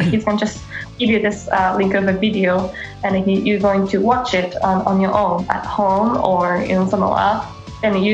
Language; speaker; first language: English; non-native, fluent; Japanese